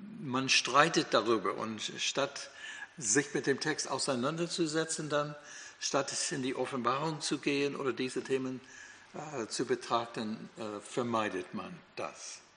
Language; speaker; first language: German; non-native, fluent; English